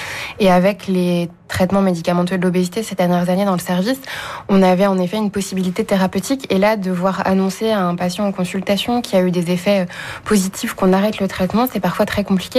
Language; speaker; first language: French; native; French